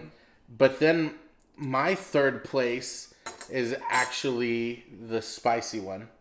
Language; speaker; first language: English; native; English